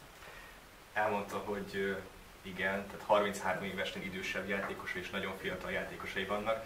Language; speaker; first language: Hungarian; native; Hungarian